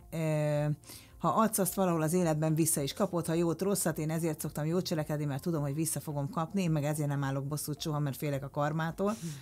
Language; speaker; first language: Hungarian; native; Hungarian